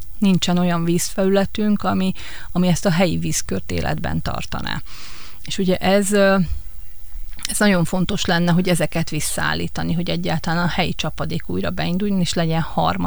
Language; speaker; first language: Hungarian; native; Hungarian